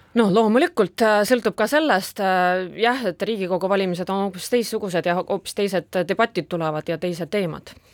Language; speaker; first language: Estonian; non-native, local second language; Russian